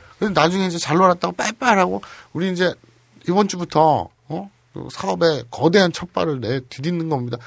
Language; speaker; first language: Korean; native; Korean